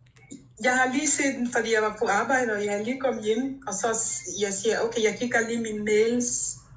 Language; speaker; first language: Danish; non-native, local second language; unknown